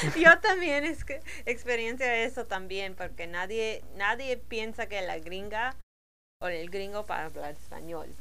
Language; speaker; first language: Spanish; early bilingual, heritage; Spanish